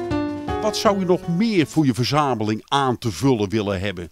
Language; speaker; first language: Dutch; native; Dutch